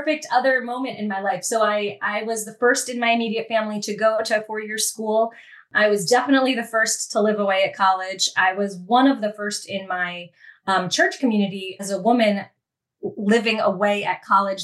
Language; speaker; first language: English; native; English